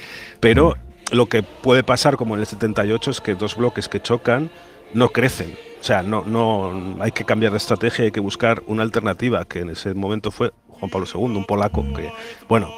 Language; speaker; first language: Spanish; native; Spanish